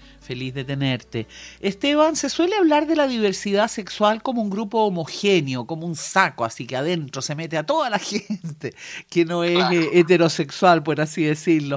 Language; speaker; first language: Spanish; native; Spanish